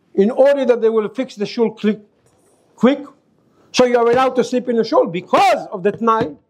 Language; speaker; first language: English; non-native, learner; Hebrew